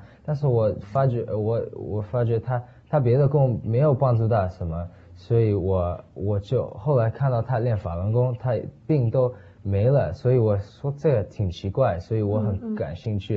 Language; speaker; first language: Chinese; early bilingual, heritage; Chinese